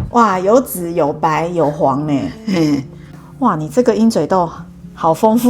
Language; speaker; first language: Chinese; native; Chinese